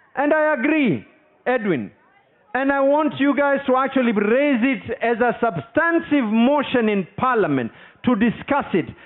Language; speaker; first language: English; non-native, local second language; Swahili